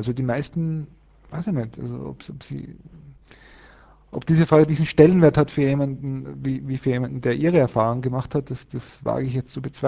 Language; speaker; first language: German; native; German